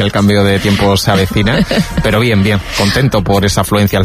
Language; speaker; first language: Spanish; native; Spanish